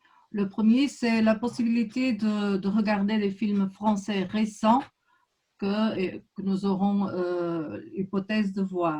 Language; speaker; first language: French; non-native, fluent; Portuguese